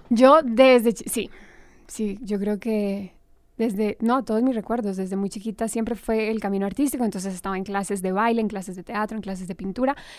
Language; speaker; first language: Spanish; native; Spanish